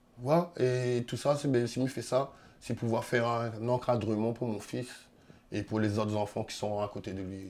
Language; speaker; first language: French; non-native, local second language; Réunion Creole French